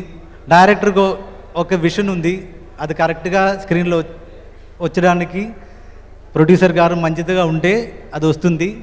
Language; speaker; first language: Telugu; non-native, learner; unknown